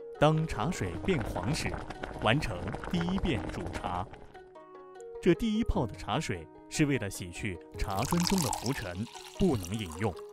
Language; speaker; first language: Chinese; native; Chinese